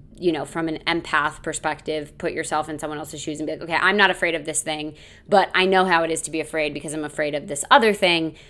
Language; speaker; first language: English; native; English